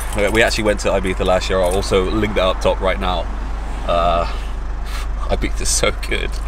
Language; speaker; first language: English; native; English